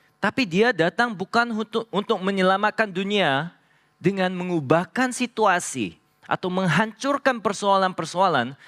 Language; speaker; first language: Indonesian; non-native, fluent; Korean